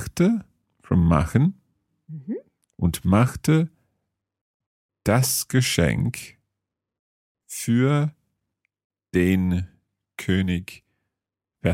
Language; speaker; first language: German; non-native, learner; English